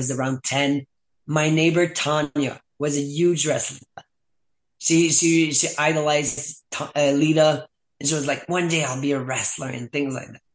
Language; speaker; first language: English; non-native, fluent; French